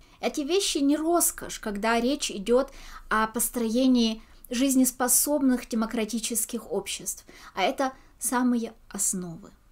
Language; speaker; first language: Russian; early bilingual, heritage; Russian